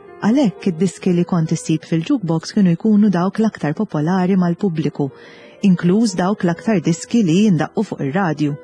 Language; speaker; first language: Maltese; native; Maltese